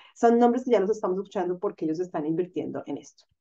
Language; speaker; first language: Spanish; native; Spanish